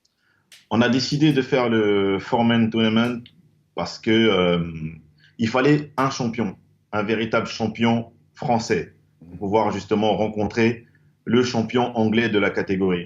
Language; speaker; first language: French; native; French